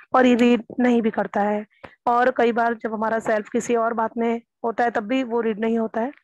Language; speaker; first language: Hindi; native; Hindi